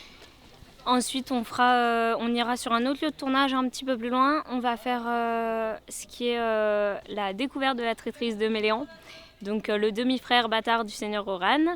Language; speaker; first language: French; native; French